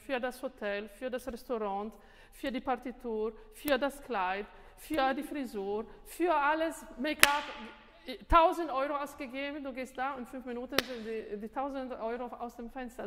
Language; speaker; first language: German; non-native, fluent; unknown